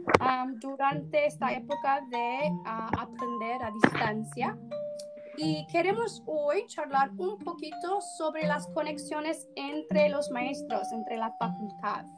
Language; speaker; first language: Spanish; non-native, fluent; English